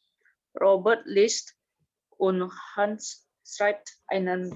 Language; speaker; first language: German; non-native, learner; Indonesian